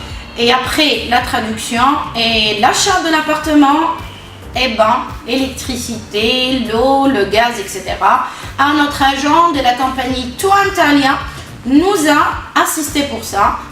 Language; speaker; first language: French; non-native, local second language; Arabic